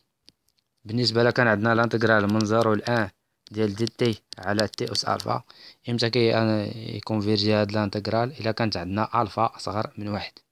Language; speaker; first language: Arabic; native; Arabic